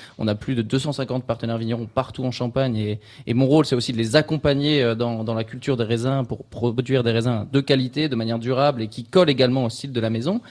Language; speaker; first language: French; native; French